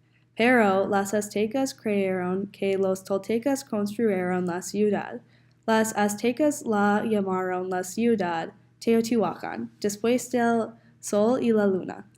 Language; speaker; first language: Spanish; non-native, learner; English